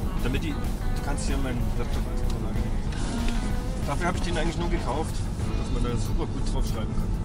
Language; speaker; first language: German; native; German